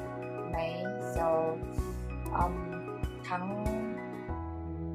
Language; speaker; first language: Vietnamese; non-native, learner; Chinese